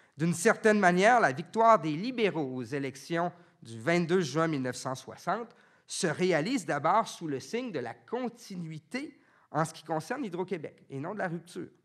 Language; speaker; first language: French; native; French